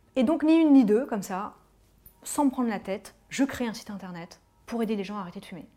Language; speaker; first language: French; native; French